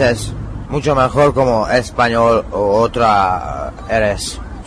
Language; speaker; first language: Spanish; non-native, learner; Hungarian